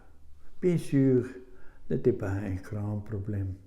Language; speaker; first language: French; non-native, learner; German